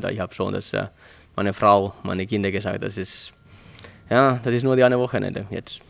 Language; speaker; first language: German; non-native, learner; Finnish